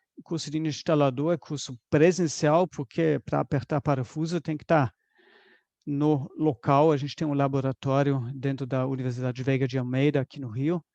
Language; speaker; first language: Portuguese; non-native, fluent; German